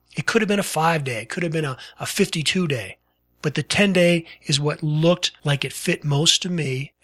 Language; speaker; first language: English; native; English